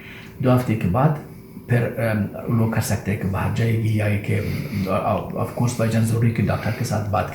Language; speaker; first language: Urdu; non-native, learner; Persian